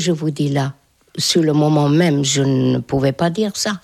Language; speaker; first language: French; non-native, fluent; Hungarian